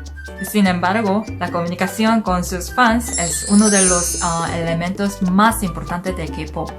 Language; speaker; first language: Spanish; non-native, learner; Korean